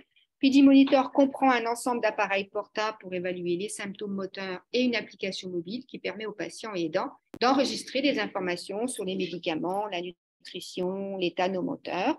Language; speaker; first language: French; native; French